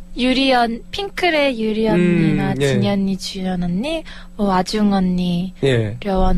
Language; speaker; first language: Korean; early bilingual, heritage; Korean